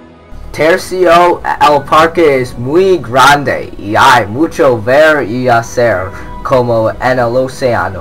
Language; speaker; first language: Spanish; non-native, learner; English